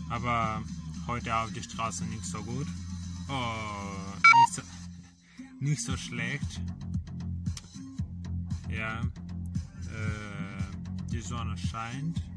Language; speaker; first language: German; non-native, learner; Russian